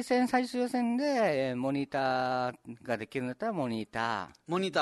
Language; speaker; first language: Japanese; native; Japanese